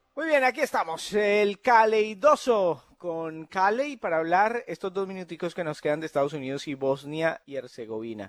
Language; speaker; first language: Spanish; native; Spanish